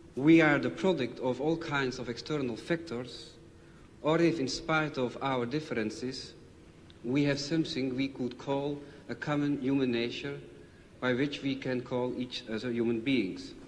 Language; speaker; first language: English; non-native, fluent; Dutch